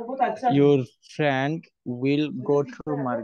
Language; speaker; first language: English; non-native, learner; Bangla